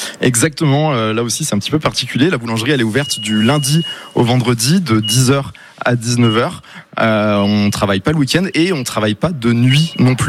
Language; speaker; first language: French; native; French